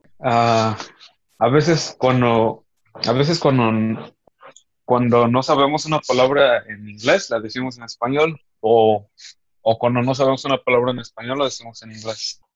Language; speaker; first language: Spanish; early bilingual, other home language; English